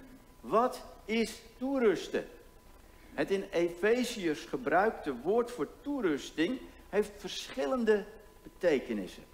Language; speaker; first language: Dutch; native; Dutch